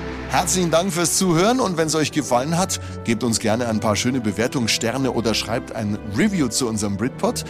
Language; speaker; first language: German; native; German